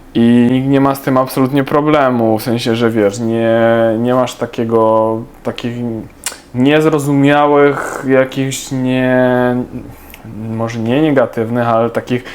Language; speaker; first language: Polish; non-native, fluent; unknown